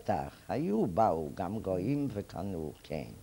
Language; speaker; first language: Hebrew; non-native, fluent; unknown